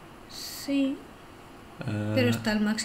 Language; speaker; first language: Spanish; native; Spanish